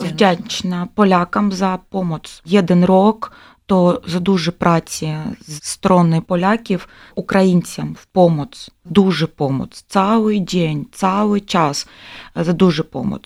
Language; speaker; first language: Polish; non-native, learner; Ukrainian